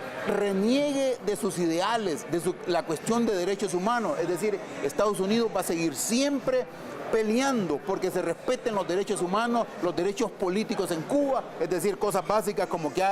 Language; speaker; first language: Spanish; native; Spanish